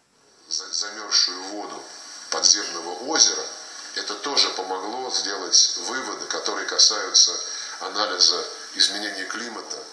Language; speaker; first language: Russian; native; Russian